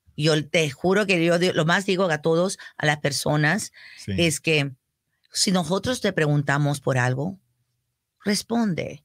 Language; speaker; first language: Spanish; early bilingual, heritage; Spanish